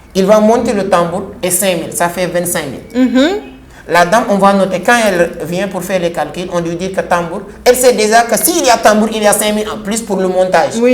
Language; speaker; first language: French; non-native, local second language; Wolof